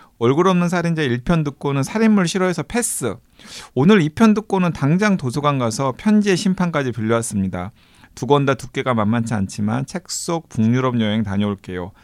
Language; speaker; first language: Korean; native; Korean